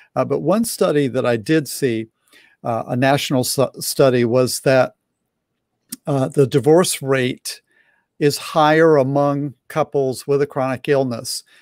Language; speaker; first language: English; native; English